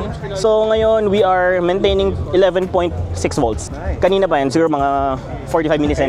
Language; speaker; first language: Filipino; native; Filipino